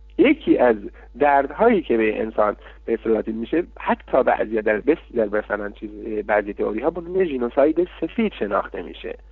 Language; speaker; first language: Persian; non-native, local second language; Kurdish